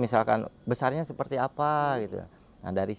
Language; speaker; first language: Indonesian; native; Indonesian